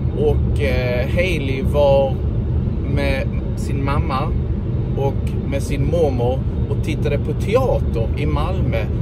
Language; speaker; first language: Swedish; native; Swedish